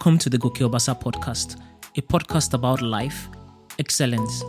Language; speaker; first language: English; non-native, local second language; Yoruba